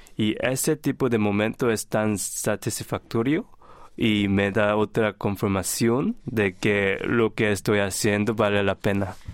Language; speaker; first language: Spanish; non-native, fluent; Korean